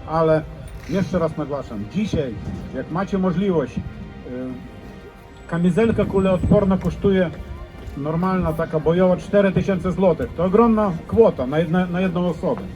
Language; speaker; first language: Polish; non-native, fluent; Ukrainian